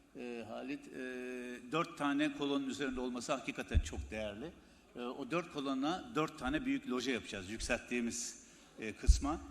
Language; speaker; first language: Turkish; native; Turkish